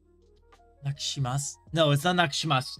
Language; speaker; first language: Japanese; non-native, learner; English